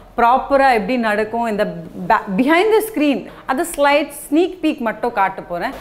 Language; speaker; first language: English; non-native, local second language; Assamese